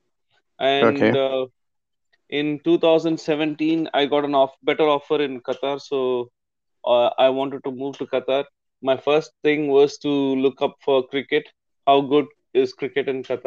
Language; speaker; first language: English; non-native, local second language; Tamil